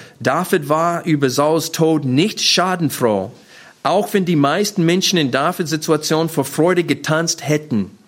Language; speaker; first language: German; non-native, fluent; English